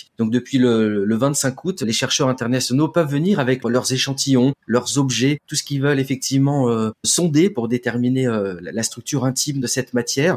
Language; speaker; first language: French; native; French